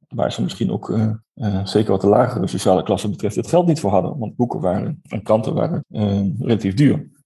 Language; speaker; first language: Dutch; native; Dutch